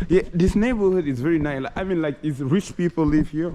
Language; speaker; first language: English; non-native, fluent; French